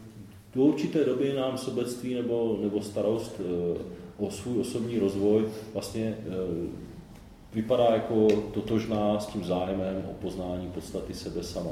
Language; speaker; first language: Czech; native; Czech